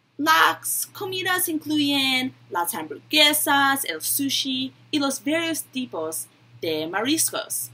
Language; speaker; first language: Spanish; non-native, learner; English